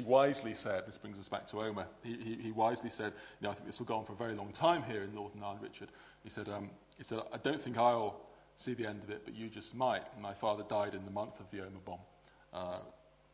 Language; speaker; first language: English; native; English